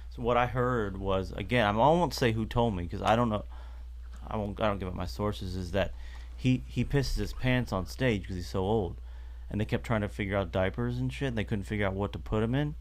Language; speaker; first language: English; native; English